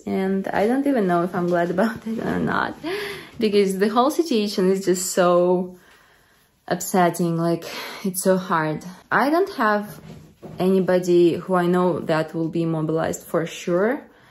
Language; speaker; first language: English; non-native, fluent; Russian